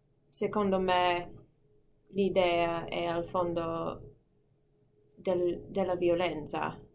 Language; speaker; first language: Italian; non-native, fluent; English